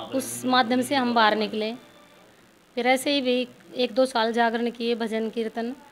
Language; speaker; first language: Hindi; native; Hindi